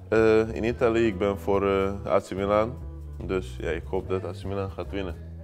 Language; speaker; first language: Dutch; non-native, learner; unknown